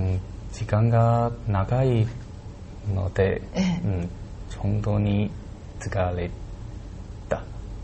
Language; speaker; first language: Japanese; non-native, learner; Chinese